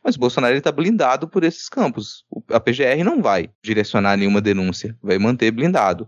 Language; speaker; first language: Portuguese; native; Portuguese